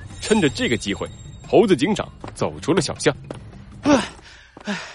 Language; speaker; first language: Chinese; native; Chinese